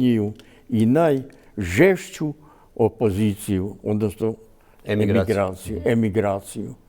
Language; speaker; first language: Croatian; native; Croatian